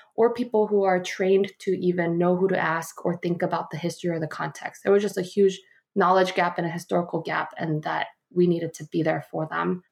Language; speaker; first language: English; early bilingual, other home language; Korean